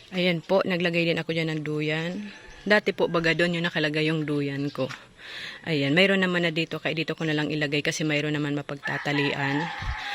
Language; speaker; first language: Filipino; non-native, local second language; Bikol